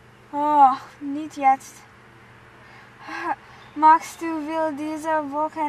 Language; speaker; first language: German; non-native, learner; English